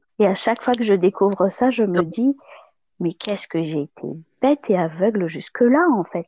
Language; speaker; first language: French; non-native, local second language; Malagasy